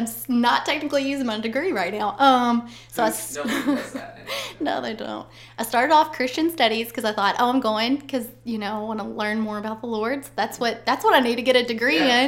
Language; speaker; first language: English; native; English